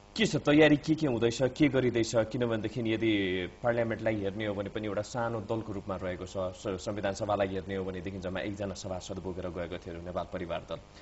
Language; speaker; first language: Nepali; native; Nepali